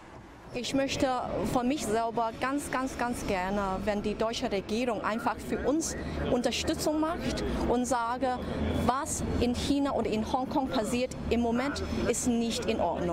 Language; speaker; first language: German; non-native, learner; Cantonese